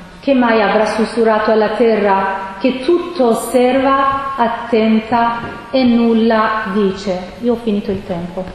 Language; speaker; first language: Italian; non-native, fluent; Persian